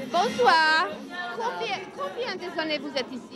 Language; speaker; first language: French; non-native, learner; Serbian